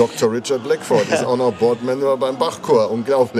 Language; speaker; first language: German; native; German